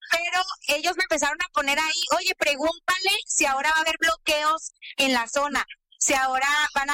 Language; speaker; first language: Spanish; native; Spanish